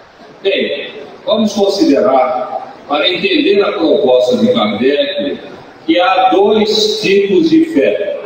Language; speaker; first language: Portuguese; native; Portuguese